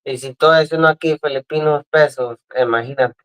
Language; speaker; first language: Spanish; early bilingual, other home language; English